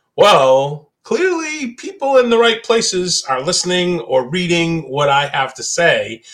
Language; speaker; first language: English; native; English